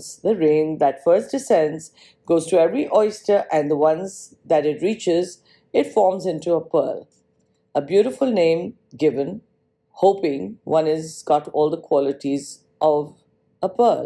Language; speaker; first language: English; non-native, local second language; Marathi